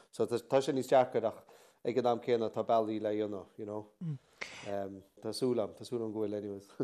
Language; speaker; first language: Irish; native; Irish